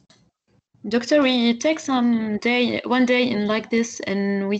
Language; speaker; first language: English; non-native, learner; Arabic